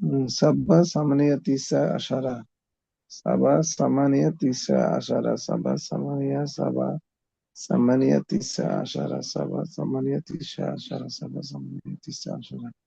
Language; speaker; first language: Arabic; non-native, learner; Bangla